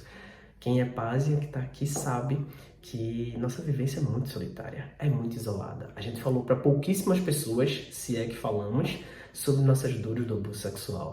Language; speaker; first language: Portuguese; native; Portuguese